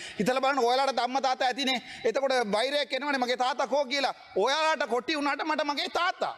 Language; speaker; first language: Sinhala; non-native, local second language; Tamil